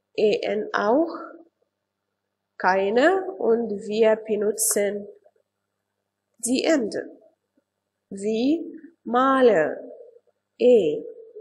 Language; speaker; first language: German; non-native, fluent; Arabic